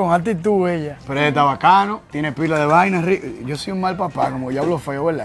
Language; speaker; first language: Spanish; native; Spanish